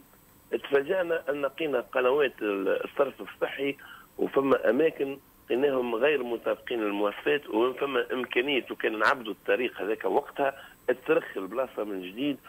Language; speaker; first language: Arabic; native; Arabic